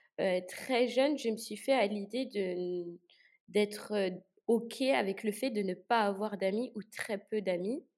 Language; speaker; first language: French; native; French